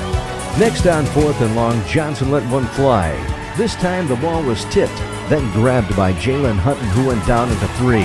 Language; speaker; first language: English; native; English